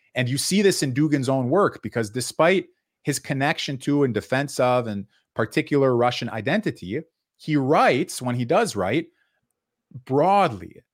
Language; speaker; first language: English; native; English